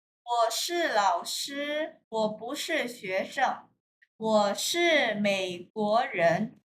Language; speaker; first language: Chinese; non-native, fluent; Indonesian